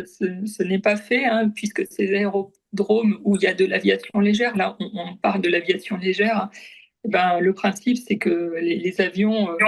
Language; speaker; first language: French; native; French